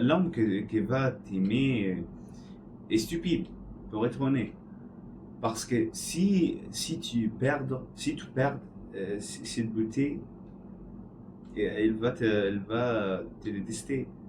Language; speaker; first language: French; non-native, learner; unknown